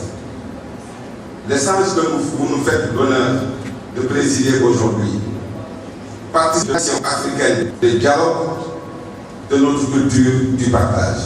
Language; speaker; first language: French; non-native, local second language; Wolof